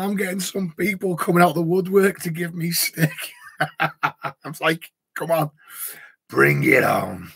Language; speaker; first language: English; native; English